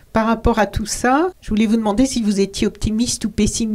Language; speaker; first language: French; native; French